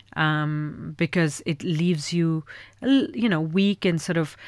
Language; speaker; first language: English; non-native, local second language; Urdu